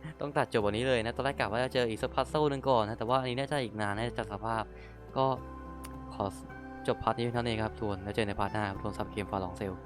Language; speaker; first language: Thai; native; Thai